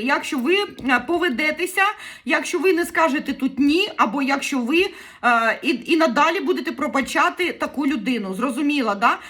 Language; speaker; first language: Ukrainian; native; Ukrainian